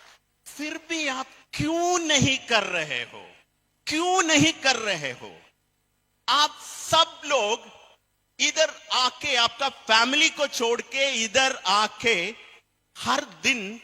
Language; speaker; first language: Hindi; non-native, learner; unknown